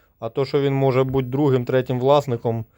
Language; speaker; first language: Ukrainian; native; Ukrainian